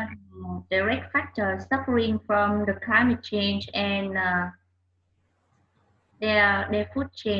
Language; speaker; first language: English; non-native, learner; Vietnamese